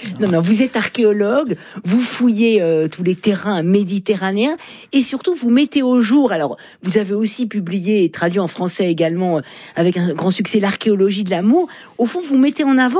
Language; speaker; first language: French; native; French